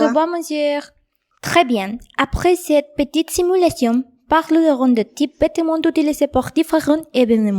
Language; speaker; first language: French; non-native, learner; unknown